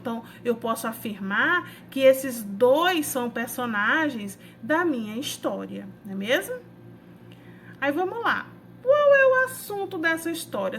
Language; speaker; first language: Portuguese; native; Portuguese